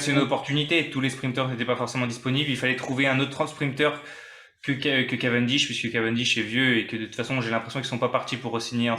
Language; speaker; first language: French; native; French